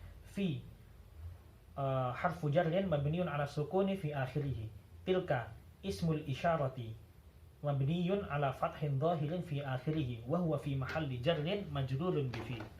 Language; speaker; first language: Arabic; non-native, learner; Javanese